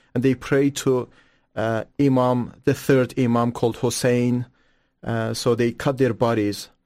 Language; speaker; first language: English; non-native, fluent; Persian